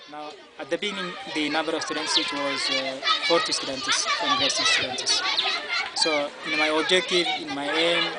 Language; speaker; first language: English; non-native, local second language; Tigrinya